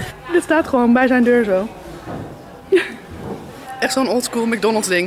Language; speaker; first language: Dutch; native; Dutch